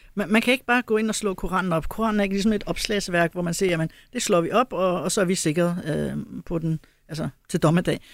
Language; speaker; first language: Danish; early bilingual, other home language; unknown